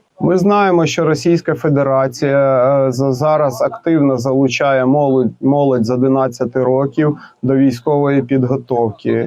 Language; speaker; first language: Ukrainian; native; Ukrainian